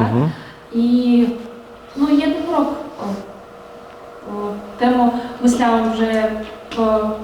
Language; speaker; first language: Polish; non-native, learner; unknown